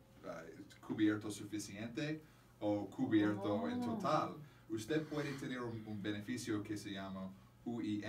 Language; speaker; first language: Spanish; non-native, fluent; English